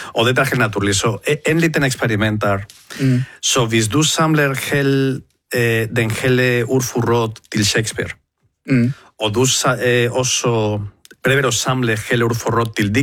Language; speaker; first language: Norwegian; non-native, fluent; Spanish